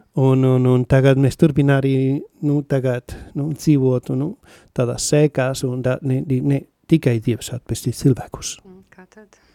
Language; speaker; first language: Latvian; non-native, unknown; Spanish